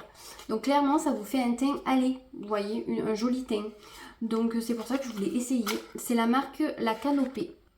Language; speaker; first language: French; native; French